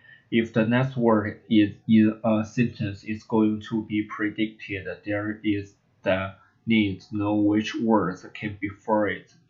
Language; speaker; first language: English; non-native, learner; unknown